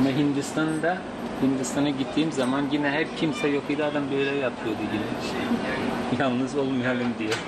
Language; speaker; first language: Turkish; non-native, learner; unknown